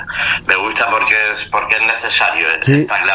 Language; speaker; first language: Spanish; native; Spanish